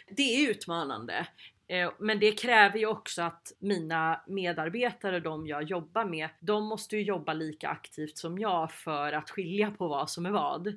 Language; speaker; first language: Swedish; native; Swedish